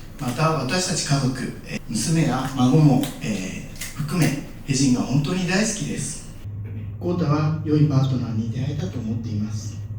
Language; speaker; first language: Japanese; native; Japanese